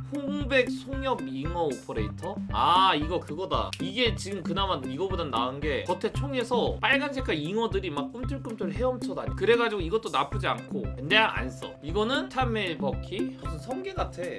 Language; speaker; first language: Korean; native; Korean